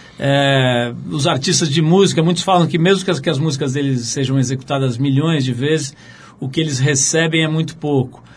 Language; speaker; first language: Portuguese; native; Portuguese